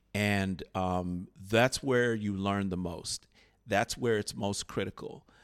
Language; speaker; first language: English; native; English